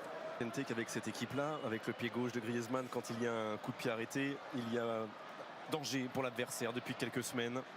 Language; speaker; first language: French; native; French